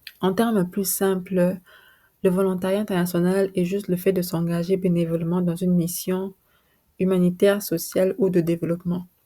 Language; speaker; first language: French; non-native, local second language; Lingala